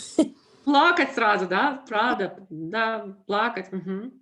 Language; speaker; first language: Russian; native; Russian